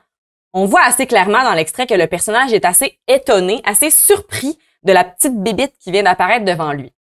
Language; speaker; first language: French; native; French